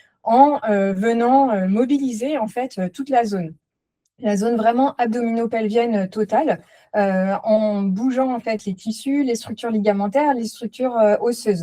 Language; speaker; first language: French; native; French